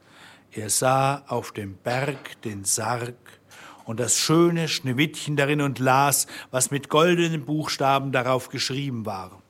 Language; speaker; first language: German; native; German